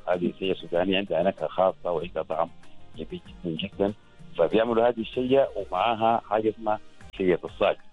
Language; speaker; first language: Arabic; native; Arabic